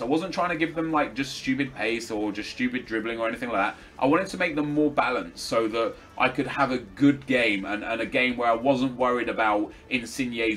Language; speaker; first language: English; native; English